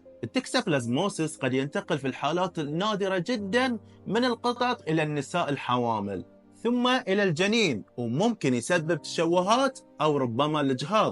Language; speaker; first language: Arabic; native; Arabic